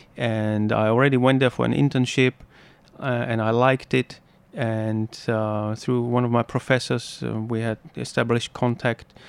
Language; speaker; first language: English; non-native, fluent; German